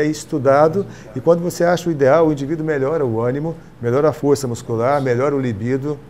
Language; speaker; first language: Portuguese; native; Portuguese